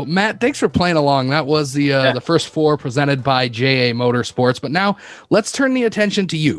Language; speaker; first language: English; native; English